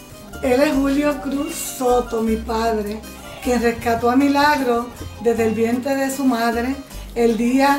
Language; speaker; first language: Spanish; native; Spanish